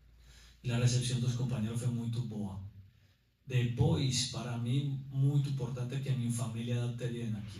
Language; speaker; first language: Portuguese; non-native, learner; Spanish